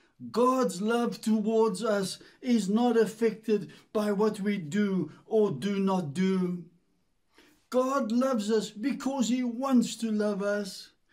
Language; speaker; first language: English; non-native, local second language; Afrikaans